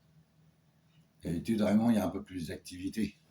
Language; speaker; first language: French; native; French